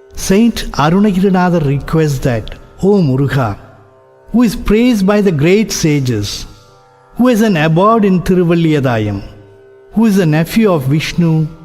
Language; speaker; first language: English; non-native, local second language; Tamil